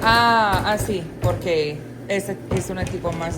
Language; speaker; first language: Spanish; non-native, learner; English